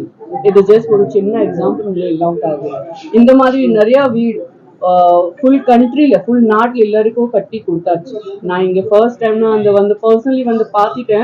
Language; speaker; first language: Tamil; non-native, learner; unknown